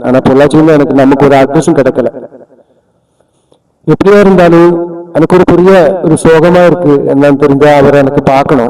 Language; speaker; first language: Tamil; non-native, learner; Malayalam